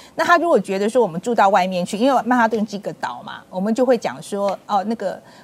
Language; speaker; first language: Chinese; native; Chinese